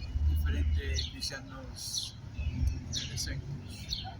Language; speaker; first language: Spanish; non-native, fluent; English